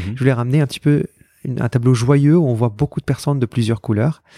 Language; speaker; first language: French; non-native, fluent; Arabic